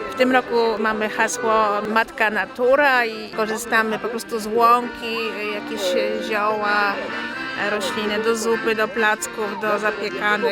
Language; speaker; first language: Polish; native; Polish